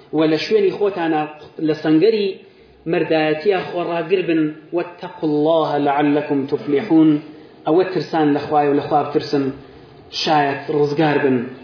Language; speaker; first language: Central Kurdish; native; Central Kurdish